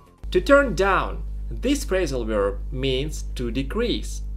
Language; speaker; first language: English; non-native, fluent; Russian